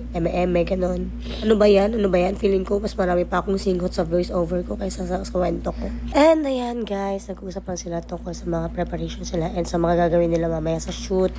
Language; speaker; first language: Filipino; native; Filipino